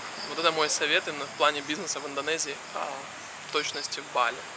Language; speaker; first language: Russian; native; Russian